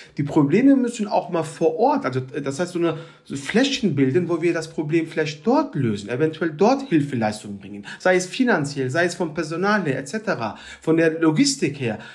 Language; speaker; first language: German; early bilingual, other home language; Turkish